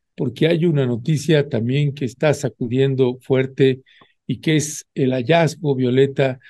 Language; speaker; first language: Spanish; native; Spanish